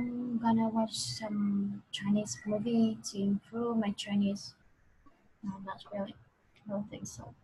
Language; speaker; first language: English; non-native, fluent; Vietnamese